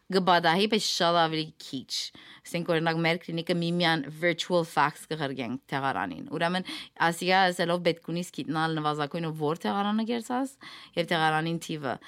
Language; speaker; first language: Armenian; early bilingual, heritage; Armenian